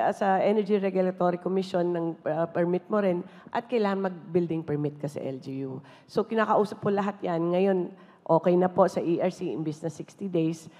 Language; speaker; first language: Filipino; non-native, local second language; Hiligaynon